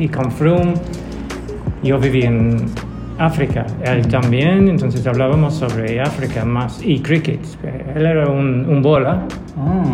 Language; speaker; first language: Spanish; non-native, learner; English